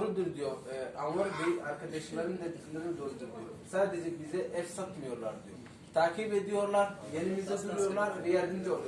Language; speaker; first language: Turkish; non-native, fluent; Somali